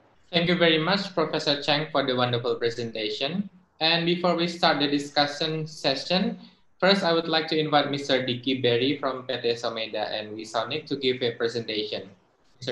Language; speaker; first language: English; non-native, fluent; Indonesian